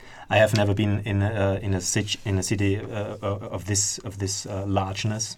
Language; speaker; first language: English; non-native, fluent; German